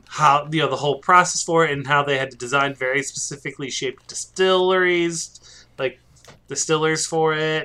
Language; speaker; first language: English; native; English